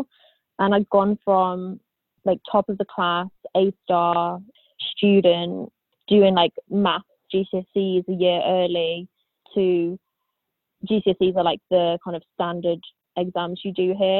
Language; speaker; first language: English; native; English